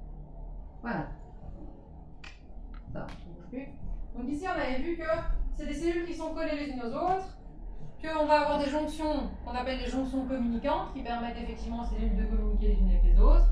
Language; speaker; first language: French; native; French